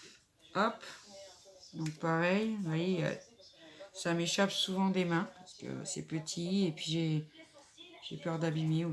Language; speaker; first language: French; native; French